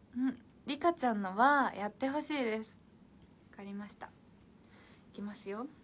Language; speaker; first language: Japanese; native; Japanese